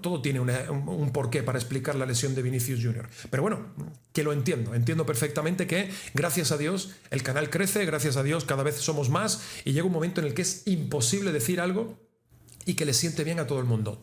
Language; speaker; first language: Spanish; native; Spanish